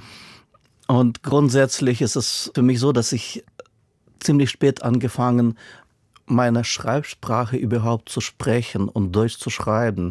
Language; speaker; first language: German; non-native, fluent; Russian